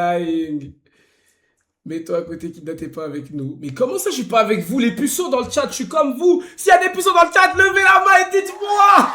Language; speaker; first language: French; native; French